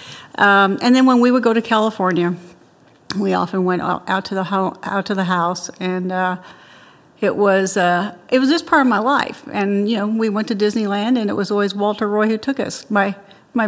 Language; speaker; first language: English; native; English